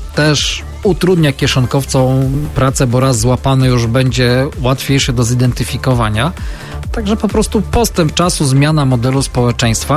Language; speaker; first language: Polish; native; Polish